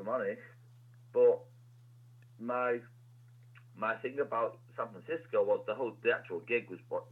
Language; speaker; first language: English; native; English